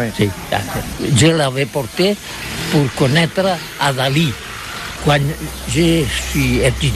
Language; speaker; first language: French; non-native, learner; Catalan